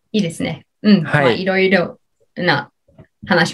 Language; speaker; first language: Japanese; non-native, learner; English